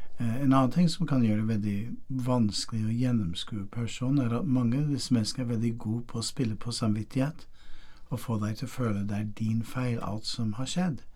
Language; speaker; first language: Norwegian; non-native, fluent; English